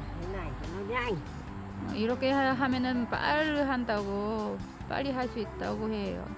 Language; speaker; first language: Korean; non-native, learner; Vietnamese